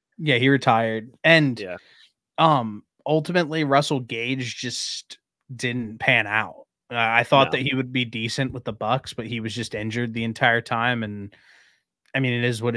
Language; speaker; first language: English; native; English